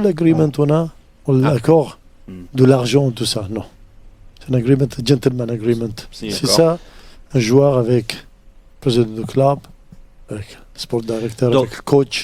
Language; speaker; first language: French; non-native, fluent; Arabic